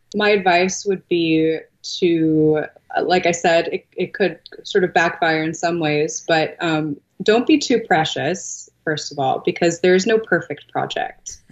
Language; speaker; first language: English; native; English